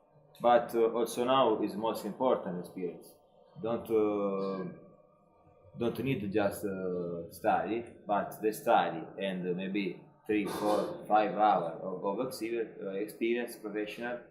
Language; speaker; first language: English; non-native, learner; Italian